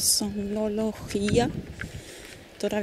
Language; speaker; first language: Spanish; non-native, fluent; German